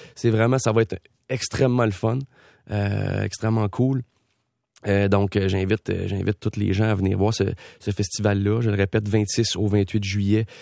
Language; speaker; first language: French; native; French